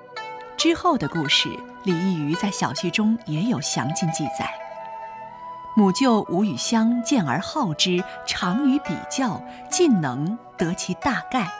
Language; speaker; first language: Chinese; native; Chinese